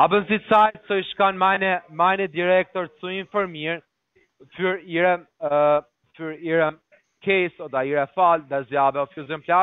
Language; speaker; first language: German; non-native, learner; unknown